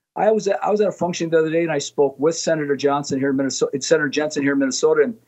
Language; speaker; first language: English; native; English